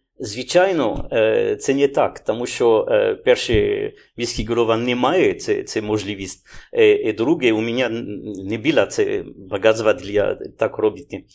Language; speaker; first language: Ukrainian; non-native, learner; French